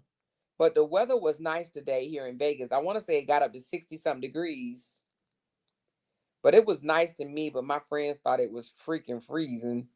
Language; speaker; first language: English; native; English